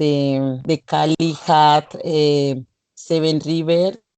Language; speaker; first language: English; non-native, learner; Spanish